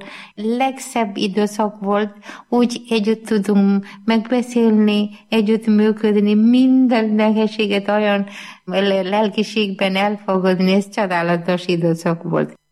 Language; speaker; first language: Hungarian; non-native, learner; Malayalam